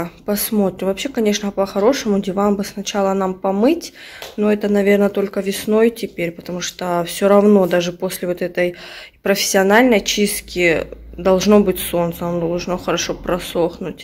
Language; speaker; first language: Russian; native; Russian